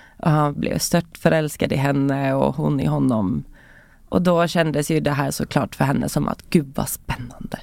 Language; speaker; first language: Swedish; early bilingual, other home language; Estonian